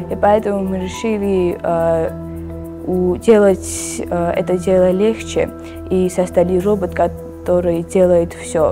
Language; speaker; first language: Russian; non-native, local second language; Georgian